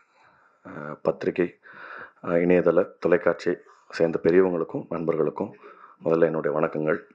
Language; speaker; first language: Tamil; native; Tamil